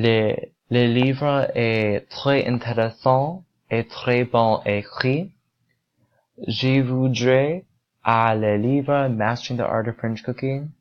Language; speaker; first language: French; non-native, learner; English